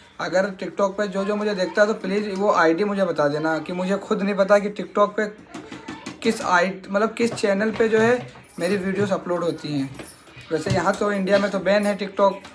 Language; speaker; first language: Hindi; native; Hindi